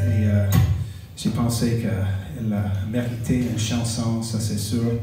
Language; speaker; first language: French; non-native, fluent; English